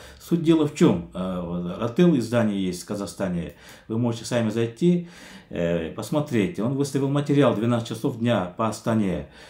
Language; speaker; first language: Russian; non-native, local second language; Kazakh